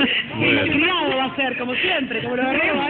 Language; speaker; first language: Spanish; native; Spanish